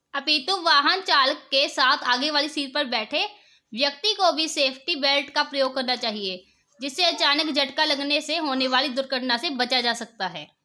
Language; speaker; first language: Hindi; non-native, local second language; Punjabi